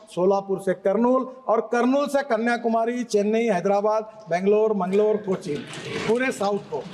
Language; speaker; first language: Hindi; non-native, local second language; Marathi